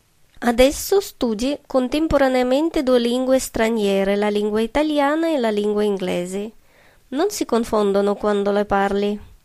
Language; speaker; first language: Italian; non-native, fluent; Russian